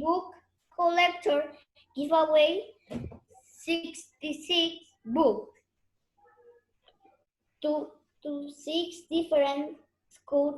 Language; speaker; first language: English; non-native, learner; Spanish